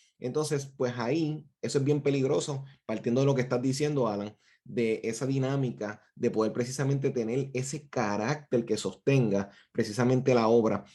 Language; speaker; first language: Spanish; native; Spanish